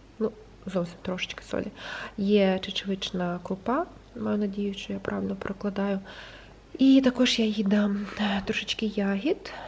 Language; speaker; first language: Ukrainian; non-native, local second language; Russian